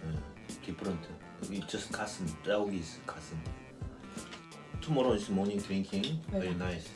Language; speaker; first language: English; non-native, learner; Korean